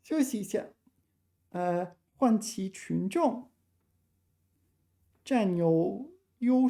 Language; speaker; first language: Chinese; non-native, learner; English